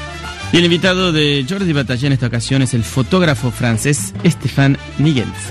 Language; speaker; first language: Spanish; native; Spanish